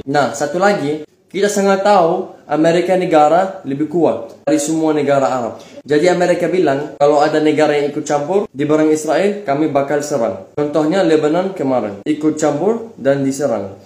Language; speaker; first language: Indonesian; non-native, fluent; Arabic